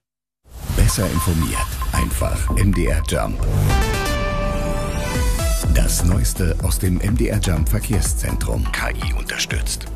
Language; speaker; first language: German; native; German